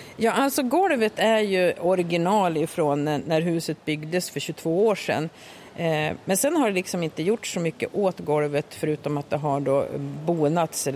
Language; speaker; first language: Swedish; native; Swedish